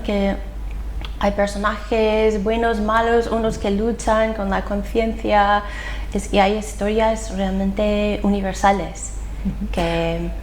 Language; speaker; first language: Spanish; non-native, fluent; English